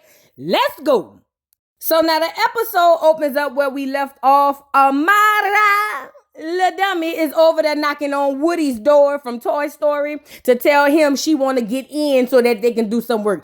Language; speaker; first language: English; native; English